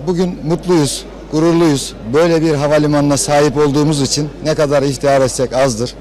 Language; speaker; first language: Turkish; native; Turkish